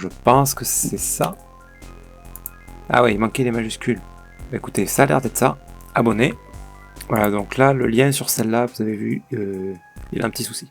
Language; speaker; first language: French; native; French